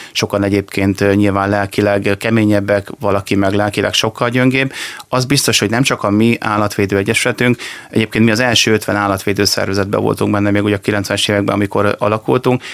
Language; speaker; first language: Hungarian; native; Hungarian